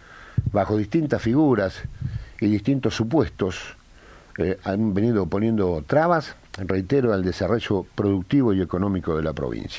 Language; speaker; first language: Spanish; native; Spanish